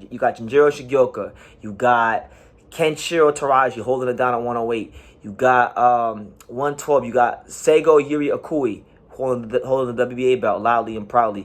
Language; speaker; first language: English; native; English